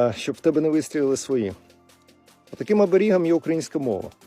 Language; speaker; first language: Ukrainian; non-native, local second language; Russian